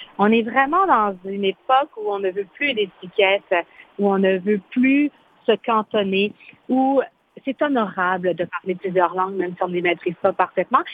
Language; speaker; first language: French; early bilingual, other home language; Spanish